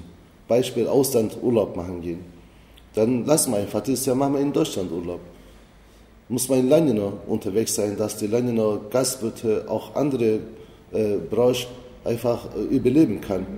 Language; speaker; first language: German; non-native, learner; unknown